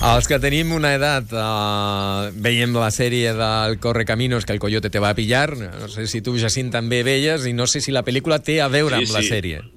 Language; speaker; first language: Catalan; native; Catalan